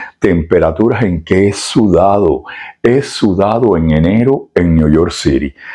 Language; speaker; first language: Spanish; native; Spanish